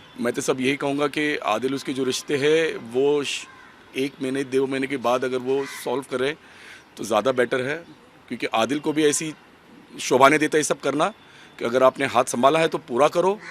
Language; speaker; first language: Hindi; native; Hindi